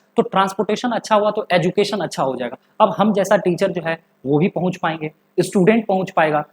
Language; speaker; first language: Hindi; native; Hindi